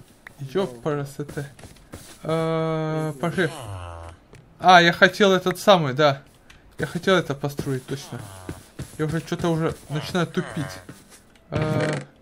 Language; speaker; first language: Russian; native; Russian